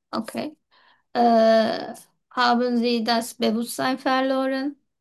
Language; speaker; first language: German; non-native, learner; Turkish